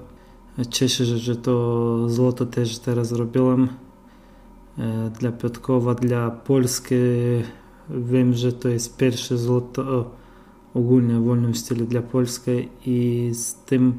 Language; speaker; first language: Polish; non-native, fluent; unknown